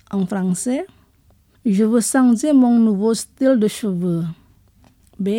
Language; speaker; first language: French; non-native, fluent; Indonesian